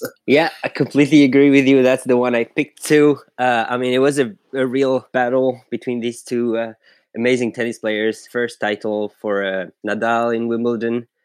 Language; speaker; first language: English; non-native, fluent; French